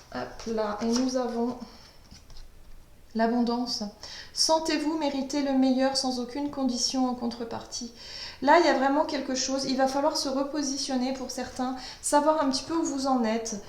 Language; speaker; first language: French; native; French